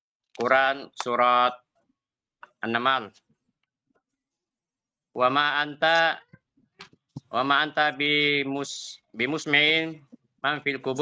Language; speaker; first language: Arabic; non-native, learner; Indonesian